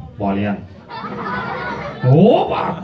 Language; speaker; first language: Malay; non-native, local second language; Balinese